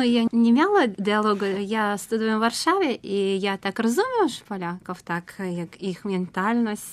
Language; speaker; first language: Polish; non-native, learner; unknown